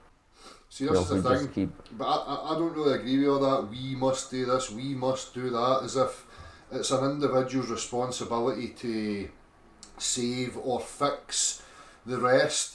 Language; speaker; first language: English; native; English